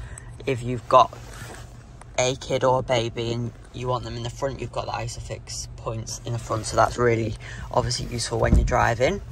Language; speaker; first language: English; native; English